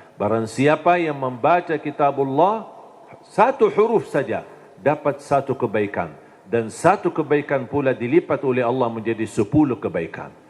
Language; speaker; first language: Indonesian; non-native, fluent; Arabic